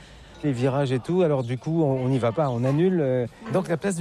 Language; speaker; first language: French; native; French